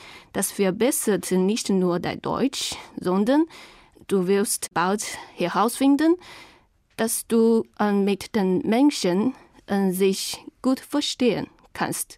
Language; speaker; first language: German; non-native, fluent; Chinese